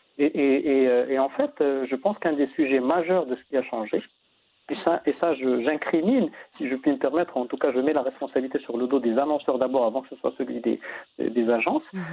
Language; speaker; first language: French; non-native, local second language; Arabic